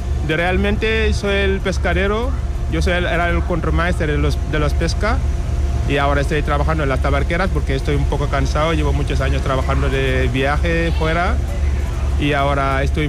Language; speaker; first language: Spanish; non-native, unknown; Wolof